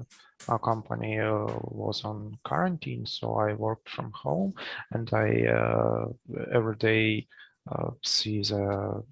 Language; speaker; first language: English; non-native, learner; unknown